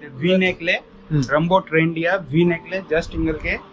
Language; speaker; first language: Tamil; non-native, learner; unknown